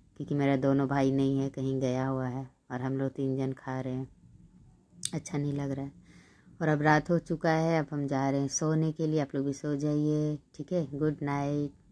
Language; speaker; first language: Hindi; native; Hindi